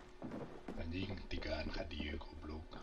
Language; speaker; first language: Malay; non-native, local second language; Sundanese